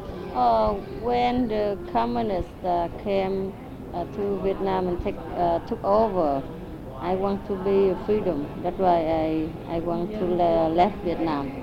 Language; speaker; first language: English; non-native, learner; Vietnamese